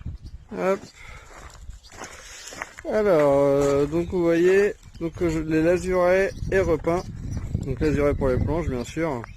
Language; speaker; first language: French; native; French